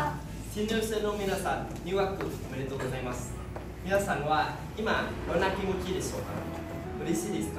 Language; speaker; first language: Japanese; non-native, learner; Nepali